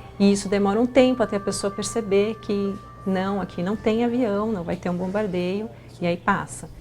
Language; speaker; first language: Portuguese; native; Portuguese